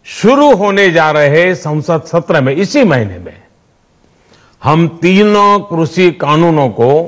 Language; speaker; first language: Hindi; non-native, local second language; Gujarati